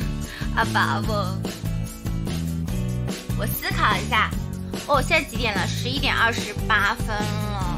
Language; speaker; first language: Chinese; native; Chinese